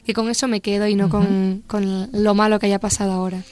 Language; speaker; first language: Spanish; native; Spanish